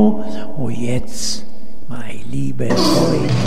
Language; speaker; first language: German; non-native, learner; Italian